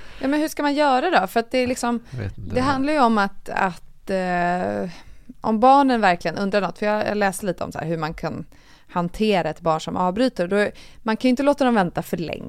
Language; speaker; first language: Swedish; native; Swedish